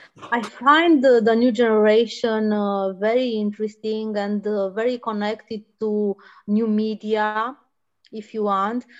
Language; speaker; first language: English; non-native, fluent; Romanian